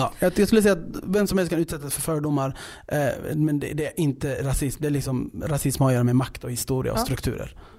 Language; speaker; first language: Swedish; early bilingual, other home language; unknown